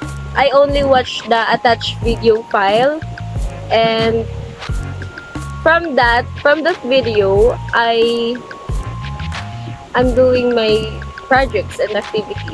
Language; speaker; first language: English; non-native, local second language; Filipino